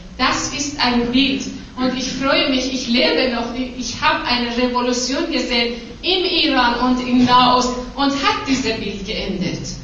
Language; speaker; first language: German; non-native, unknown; Persian